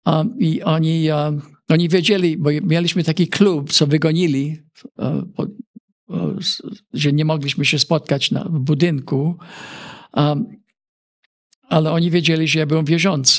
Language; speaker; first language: Polish; early bilingual, heritage; Polish